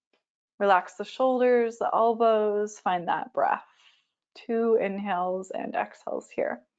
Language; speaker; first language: English; native; English